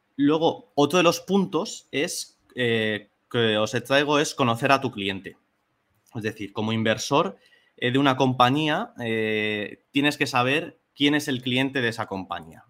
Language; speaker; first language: Spanish; native; Spanish